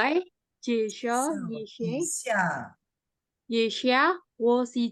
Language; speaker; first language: Chinese; non-native, learner; Indonesian